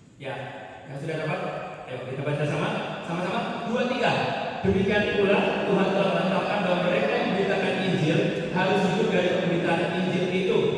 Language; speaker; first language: Indonesian; native; Indonesian